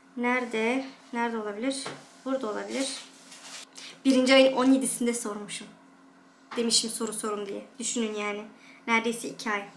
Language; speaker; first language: Turkish; early bilingual, heritage; Turkish